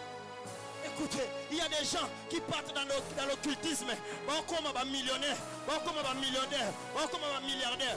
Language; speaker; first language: French; non-native, local second language; Lingala